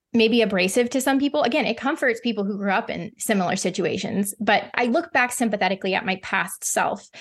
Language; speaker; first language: English; native; English